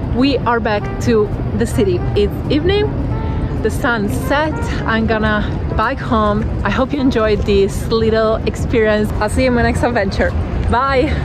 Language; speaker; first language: English; non-native, fluent; Italian